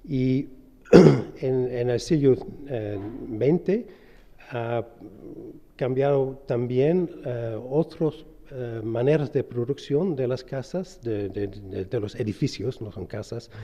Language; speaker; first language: Spanish; non-native, fluent; English